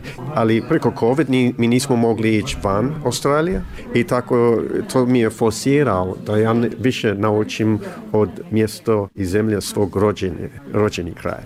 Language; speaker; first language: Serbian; early bilingual, heritage; English